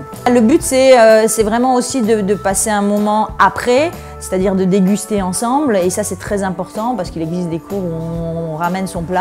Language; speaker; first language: French; native; French